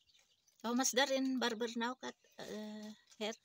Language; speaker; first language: English; non-native, learner; Filipino